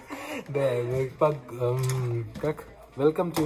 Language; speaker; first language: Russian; non-native, learner; Hindi